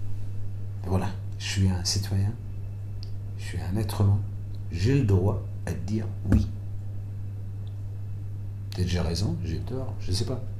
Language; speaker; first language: French; non-native, fluent; Arabic